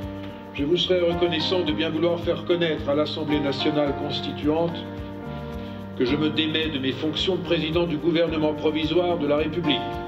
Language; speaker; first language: French; native; French